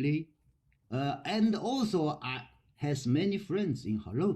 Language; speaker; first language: English; non-native, learner; Chinese